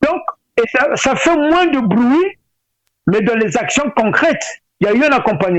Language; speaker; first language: French; non-native, local second language; Lingala